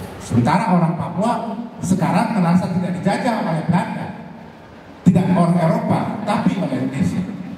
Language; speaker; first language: Indonesian; native; Indonesian